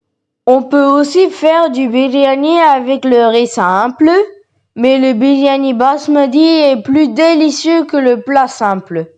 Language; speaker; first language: French; non-native, learner; Tamil